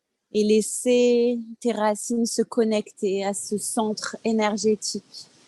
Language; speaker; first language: French; native; French